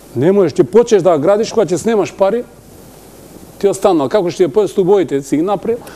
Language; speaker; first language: Macedonian; non-native, local second language; Albanian